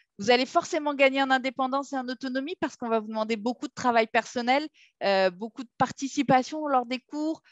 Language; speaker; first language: French; native; French